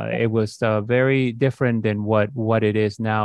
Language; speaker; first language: English; native; English